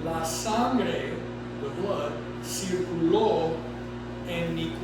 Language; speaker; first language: Spanish; non-native, fluent; English